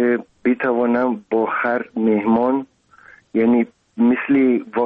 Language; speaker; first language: Persian; non-native, local second language; Russian